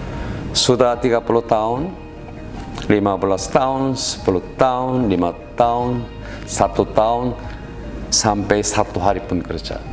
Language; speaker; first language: Indonesian; non-native, learner; Korean